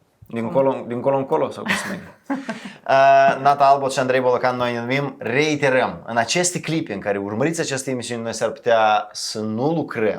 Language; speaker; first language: Romanian; native; Romanian